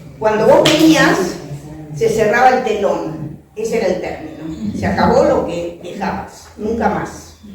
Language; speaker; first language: Spanish; early bilingual, other home language; French